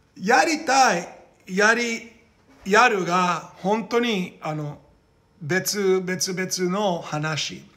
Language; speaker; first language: Japanese; non-native, learner; Portuguese